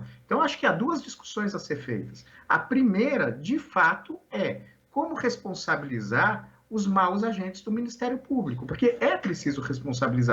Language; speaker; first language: Portuguese; native; Portuguese